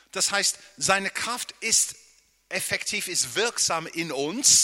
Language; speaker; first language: German; non-native, fluent; English